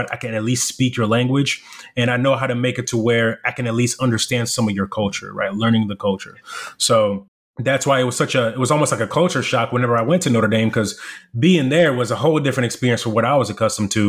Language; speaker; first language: English; early bilingual, other home language; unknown